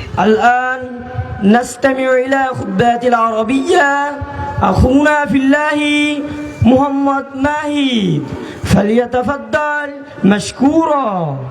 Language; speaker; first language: Arabic; non-native, learner; Bangla